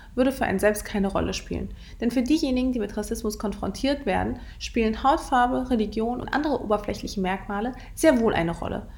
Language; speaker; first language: German; early bilingual, other home language; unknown